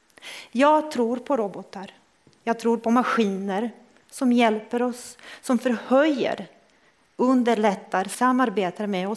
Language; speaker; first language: Swedish; non-native, fluent; Croatian